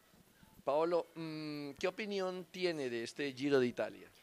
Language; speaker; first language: Spanish; native; Spanish